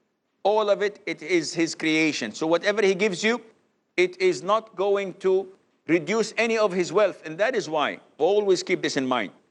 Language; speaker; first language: English; non-native, fluent; Arabic